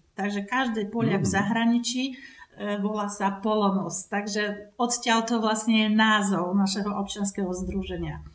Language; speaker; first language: Slovak; non-native, fluent; Polish